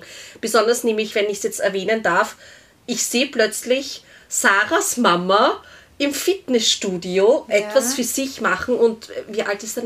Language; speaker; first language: German; native; German